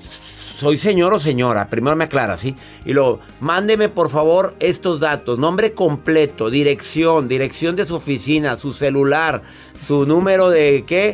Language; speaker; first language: Spanish; native; Spanish